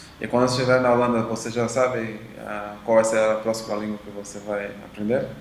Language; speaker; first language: Portuguese; native; Portuguese